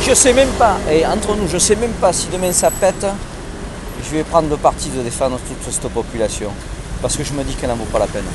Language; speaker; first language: French; native; French